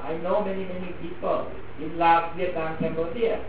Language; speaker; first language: English; non-native, fluent; Thai